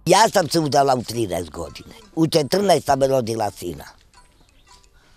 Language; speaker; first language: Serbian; non-native, local second language; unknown